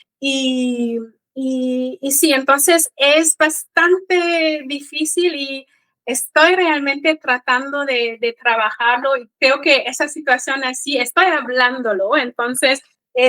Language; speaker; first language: Spanish; non-native, fluent; Kikuyu